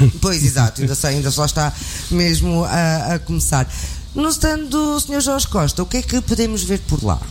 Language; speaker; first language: Portuguese; native; Portuguese